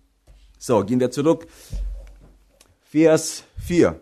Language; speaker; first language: German; non-native, fluent; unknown